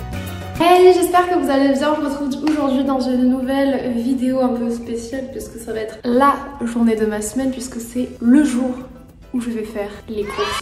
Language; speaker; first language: French; native; French